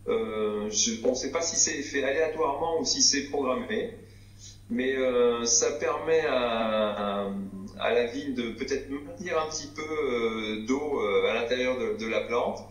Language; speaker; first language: French; native; French